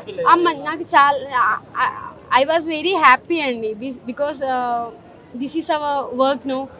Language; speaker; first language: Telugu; non-native, learner; Malayalam